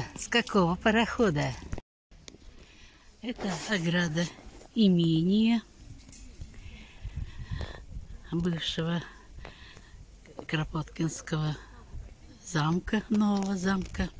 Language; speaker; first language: Russian; native; Russian